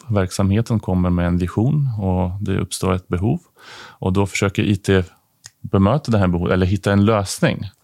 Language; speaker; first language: Swedish; non-native, fluent; Ukrainian